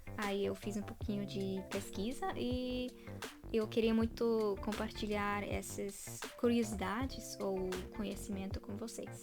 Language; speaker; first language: Portuguese; non-native, fluent; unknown